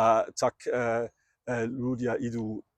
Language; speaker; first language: Slovak; non-native, learner; German